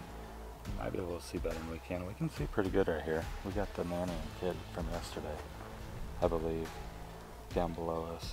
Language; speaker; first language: English; native; English